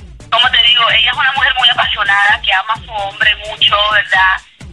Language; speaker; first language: Spanish; early bilingual, heritage; Spanish